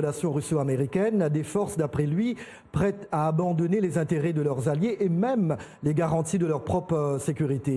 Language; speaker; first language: French; native; French